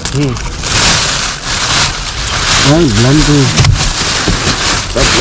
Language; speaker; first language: Spanish; non-native, learner; Filipino